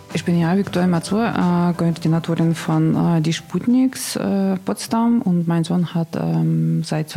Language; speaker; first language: German; non-native, learner; Russian